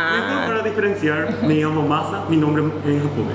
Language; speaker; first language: Spanish; non-native, local second language; Japanese